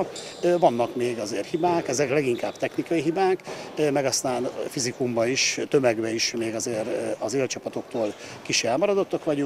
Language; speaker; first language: Hungarian; native; Hungarian